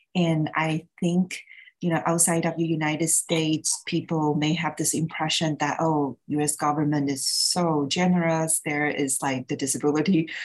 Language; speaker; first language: English; early bilingual, other home language; Thai